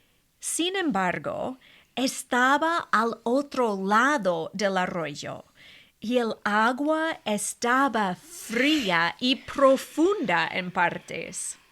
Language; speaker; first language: Spanish; non-native, fluent; English